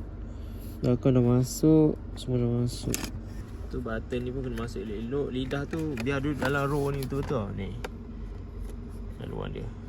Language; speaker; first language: Malay; native; Malay